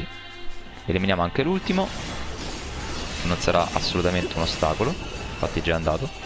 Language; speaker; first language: Italian; native; Italian